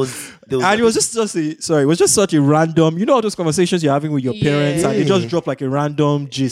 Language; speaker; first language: English; non-native, local second language; Yoruba